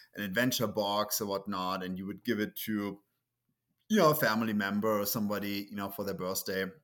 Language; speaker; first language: English; non-native, fluent; German